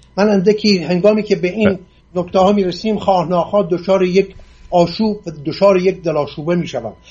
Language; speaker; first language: Persian; non-native, local second language; Assyrian Neo-Aramaic